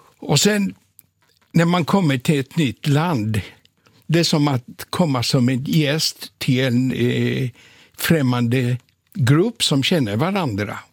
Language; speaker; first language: Swedish; non-native, fluent; Polish